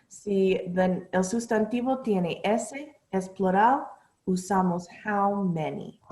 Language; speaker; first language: Spanish; non-native, learner; English